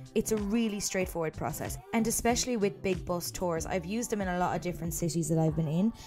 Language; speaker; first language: English; native; English